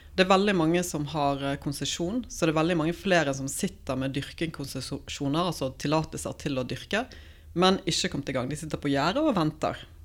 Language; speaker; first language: Norwegian; native; Norwegian